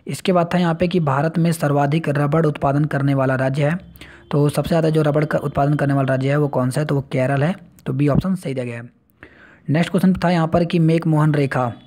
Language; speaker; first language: Hindi; native; Hindi